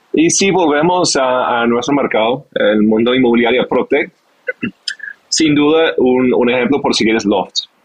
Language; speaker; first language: Spanish; non-native, fluent; English